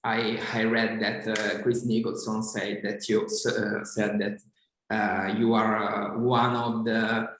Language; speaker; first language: English; non-native, fluent; Italian